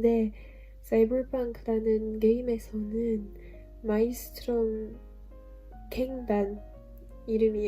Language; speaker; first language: Korean; non-native, learner; French